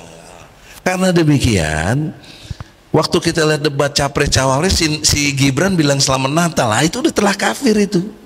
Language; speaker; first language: Indonesian; native; Indonesian